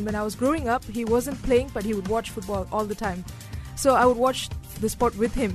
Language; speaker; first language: English; non-native, local second language; Tamil